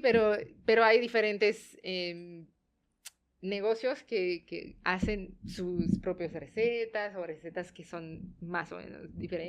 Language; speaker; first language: Spanish; non-native, fluent; Tamil